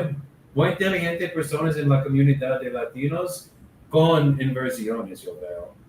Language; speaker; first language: Spanish; non-native, learner; English